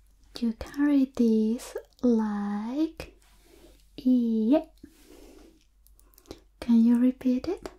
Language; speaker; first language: English; non-native, fluent; Spanish